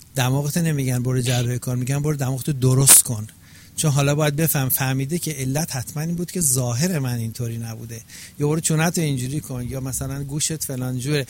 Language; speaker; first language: Persian; native; Persian